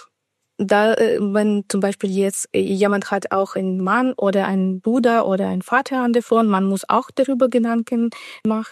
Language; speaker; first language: German; non-native, fluent; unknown